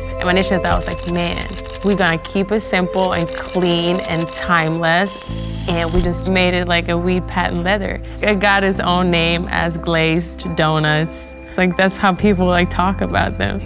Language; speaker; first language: English; early bilingual, other home language; Polish